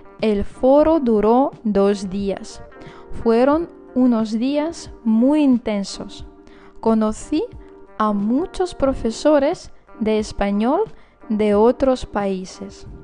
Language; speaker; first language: Spanish; non-native, fluent; Russian